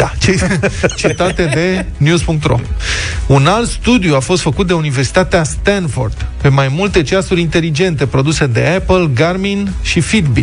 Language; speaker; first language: Romanian; native; Romanian